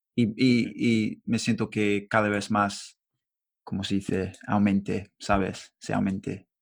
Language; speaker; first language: Spanish; non-native, learner; English